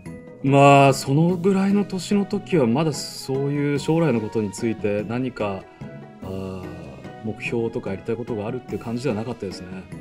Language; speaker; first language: Japanese; native; Japanese